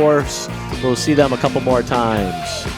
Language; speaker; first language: English; native; English